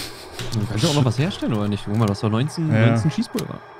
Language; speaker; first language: German; native; German